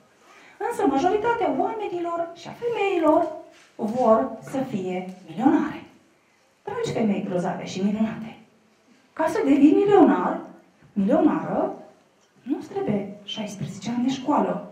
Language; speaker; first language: Romanian; native; Romanian